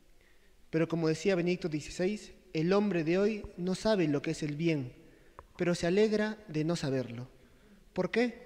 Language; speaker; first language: Spanish; native; Spanish